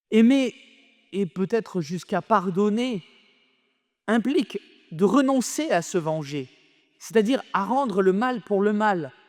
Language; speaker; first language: French; native; French